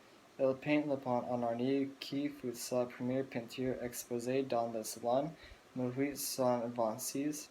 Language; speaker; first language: French; non-native, learner; English